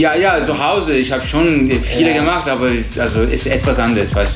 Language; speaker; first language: German; non-native, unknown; Turkish